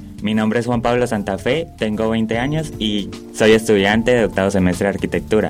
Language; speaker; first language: Spanish; native; Spanish